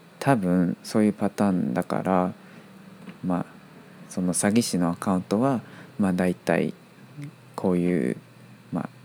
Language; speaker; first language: Japanese; non-native, fluent; Chinese